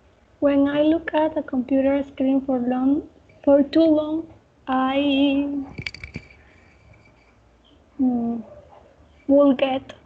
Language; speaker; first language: English; non-native, learner; Spanish